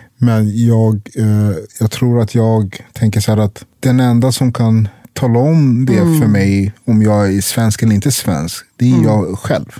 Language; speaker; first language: Swedish; early bilingual, other home language; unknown